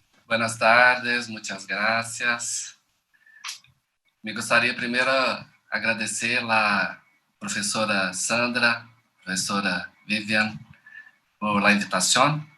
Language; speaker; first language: Spanish; non-native, fluent; Portuguese